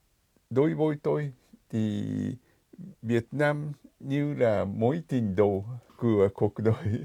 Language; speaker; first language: Vietnamese; non-native, fluent; Japanese